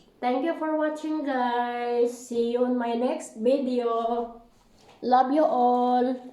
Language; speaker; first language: English; non-native, learner; Filipino